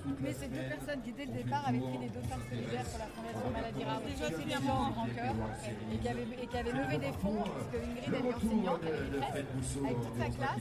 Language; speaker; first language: French; native; French